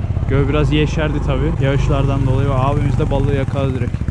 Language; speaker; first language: Turkish; native; Turkish